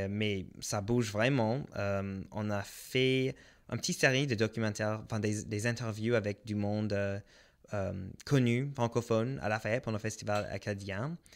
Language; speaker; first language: French; non-native, local second language; English